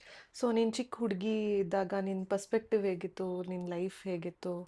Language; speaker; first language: Kannada; native; Kannada